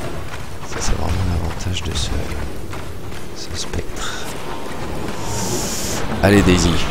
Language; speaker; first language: French; native; French